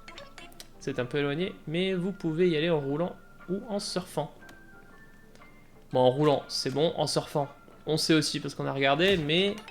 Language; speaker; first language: French; native; French